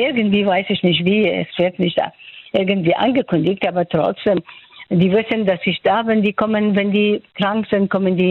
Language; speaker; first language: German; non-native, fluent; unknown